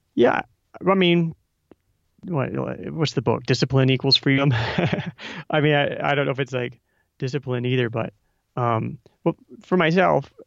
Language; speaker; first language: English; native; English